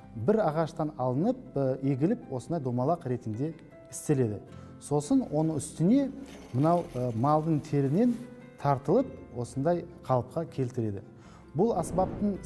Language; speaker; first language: Kazakh; non-native, local second language; Uzbek